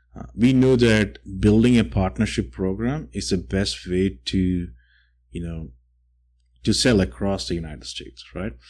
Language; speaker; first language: English; non-native, local second language; Malayalam